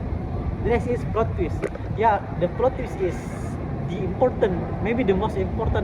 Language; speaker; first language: English; non-native, learner; Indonesian